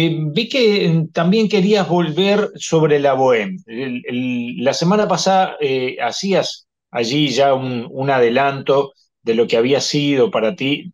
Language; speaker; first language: Spanish; native; Spanish